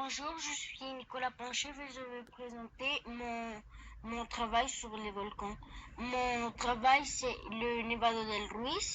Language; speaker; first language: French; non-native, learner; Spanish